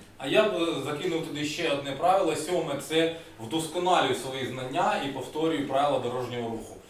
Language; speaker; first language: Ukrainian; non-native, local second language; Russian